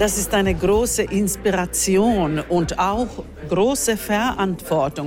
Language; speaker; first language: German; non-native, fluent; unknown